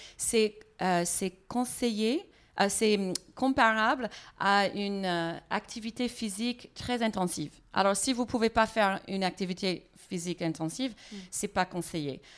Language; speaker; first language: French; non-native, fluent; English